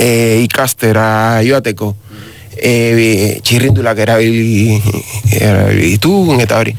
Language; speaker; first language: Basque; non-native, learner; Spanish